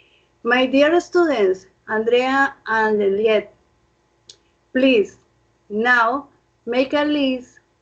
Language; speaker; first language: English; non-native, fluent; Spanish